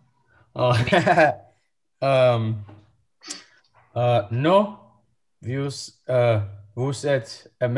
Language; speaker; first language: French; non-native, learner; English